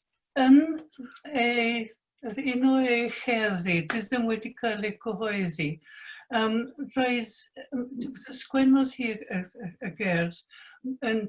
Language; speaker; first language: Welsh; non-native, fluent; English